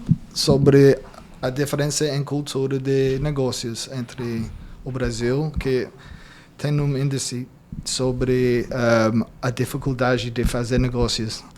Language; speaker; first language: Portuguese; non-native, fluent; English